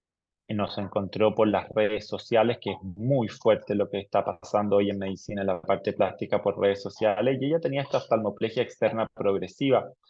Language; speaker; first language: Spanish; native; Spanish